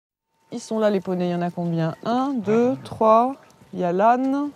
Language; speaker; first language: French; native; French